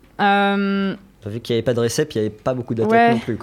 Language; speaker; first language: French; native; French